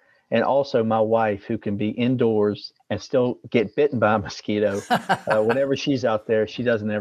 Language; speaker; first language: English; native; English